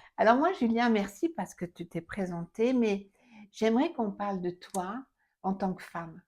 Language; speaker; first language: French; native; French